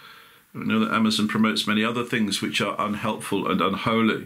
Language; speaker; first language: English; native; English